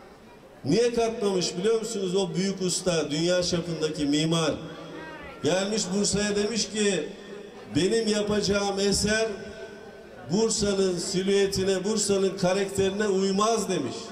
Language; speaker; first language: Turkish; native; Turkish